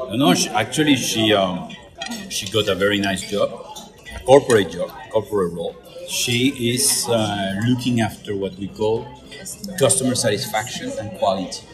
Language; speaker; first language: English; non-native, fluent; Spanish